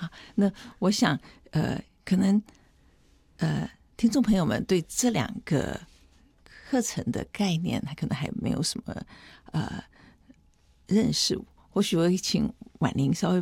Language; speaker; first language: Chinese; native; Chinese